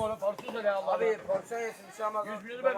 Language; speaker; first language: Turkish; native; Turkish